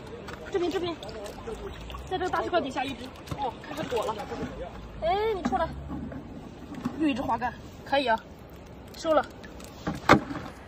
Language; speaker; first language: Chinese; native; Chinese